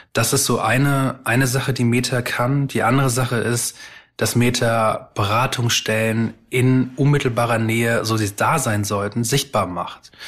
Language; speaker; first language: German; early bilingual, other home language; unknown